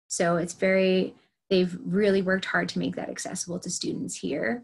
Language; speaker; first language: English; native; English